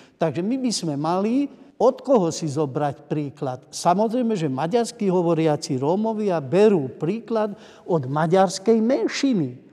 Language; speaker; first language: Slovak; non-native, local second language; Hungarian